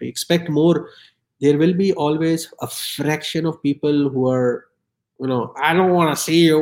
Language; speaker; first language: English; non-native, local second language; Urdu